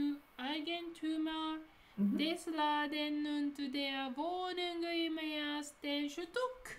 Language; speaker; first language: German; non-native, learner; Japanese